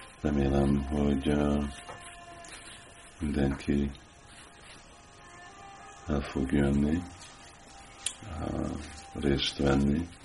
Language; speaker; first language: Hungarian; early bilingual, heritage; Hungarian